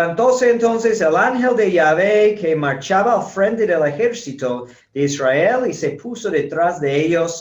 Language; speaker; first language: Spanish; non-native, fluent; English